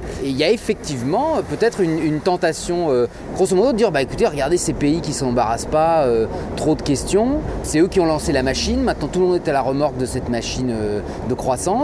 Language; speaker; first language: French; native; French